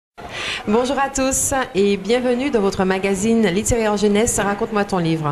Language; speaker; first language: French; native; French